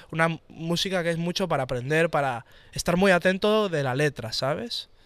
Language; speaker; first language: Spanish; native; Spanish